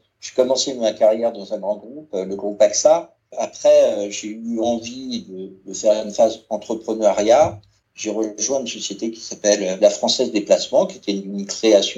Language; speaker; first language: French; native; French